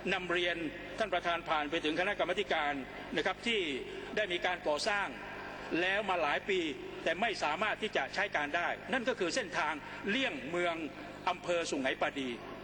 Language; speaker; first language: Thai; non-native, local second language; Pattani Malay